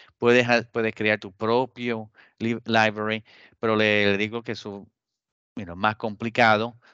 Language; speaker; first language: Spanish; early bilingual, heritage; Spanish